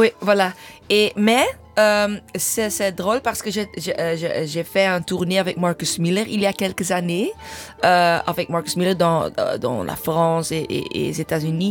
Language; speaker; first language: French; non-native, learner; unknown